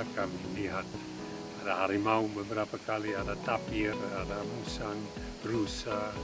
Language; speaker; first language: Indonesian; non-native, fluent; Dutch